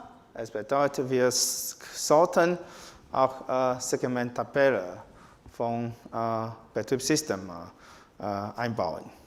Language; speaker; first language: German; non-native, fluent; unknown